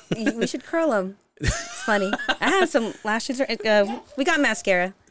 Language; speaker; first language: English; early bilingual, other home language; Spanish